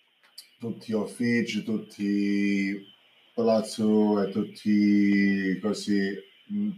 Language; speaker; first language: Italian; early bilingual, heritage; English